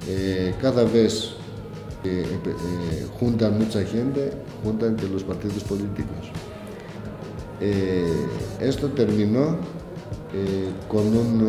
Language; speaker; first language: Spanish; non-native, learner; Greek